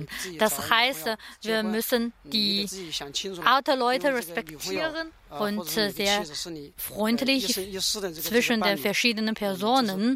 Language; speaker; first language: German; non-native, learner; Chinese